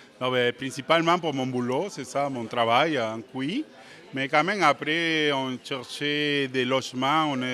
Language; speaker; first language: French; non-native, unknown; Spanish